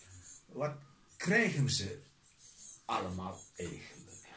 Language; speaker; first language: Dutch; non-native, learner; Indonesian